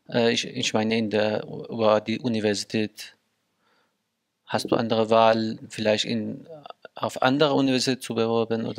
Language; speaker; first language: German; non-native, learner; Persian